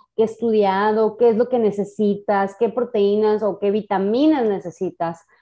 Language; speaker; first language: Spanish; native; Spanish